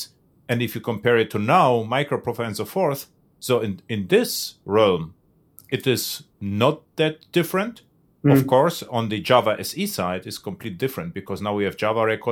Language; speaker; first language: English; non-native, fluent; German